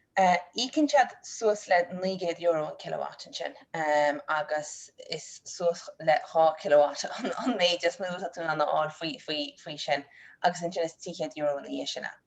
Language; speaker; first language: Irish; native; Irish